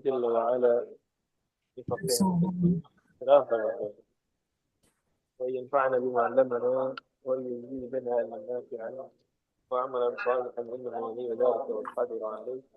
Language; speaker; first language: Arabic; non-native, fluent; Indonesian